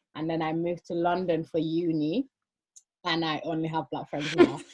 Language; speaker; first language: English; early bilingual, other home language; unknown